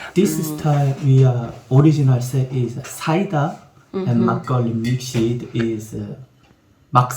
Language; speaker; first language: English; non-native, learner; Korean